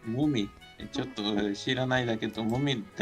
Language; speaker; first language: Japanese; non-native, learner; Spanish